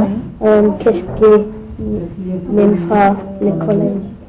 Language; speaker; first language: French; non-native, learner; English